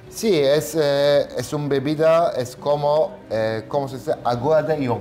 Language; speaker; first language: Spanish; non-native, learner; Turkish